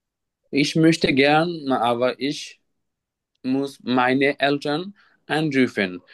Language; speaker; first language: German; non-native, learner; Bangla